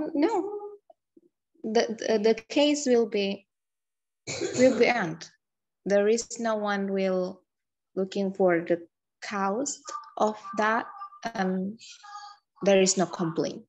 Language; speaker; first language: English; non-native, learner; Indonesian